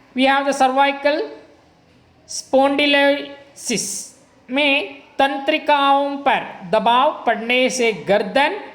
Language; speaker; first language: Hindi; non-native, local second language; Kannada